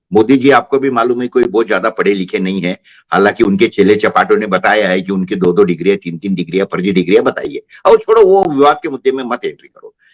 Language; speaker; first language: Hindi; non-native, local second language; Marathi